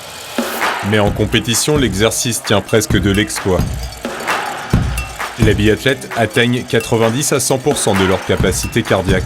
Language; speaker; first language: French; native; French